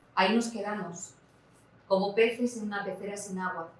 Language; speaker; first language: Spanish; non-native, local second language; Catalan